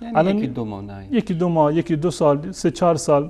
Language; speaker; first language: Persian; native; Persian